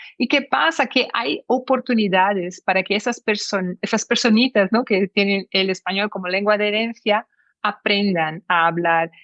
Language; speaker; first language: Spanish; early bilingual, heritage; Portuguese